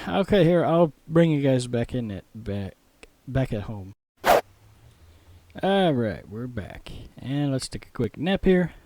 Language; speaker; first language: English; native; English